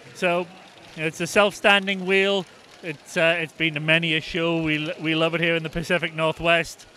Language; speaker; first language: English; native; English